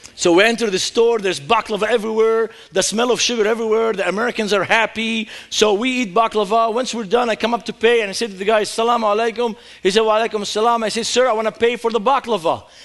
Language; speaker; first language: English; non-native, fluent; Arabic